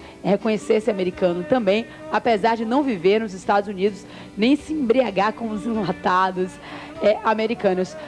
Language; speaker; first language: Portuguese; native; Portuguese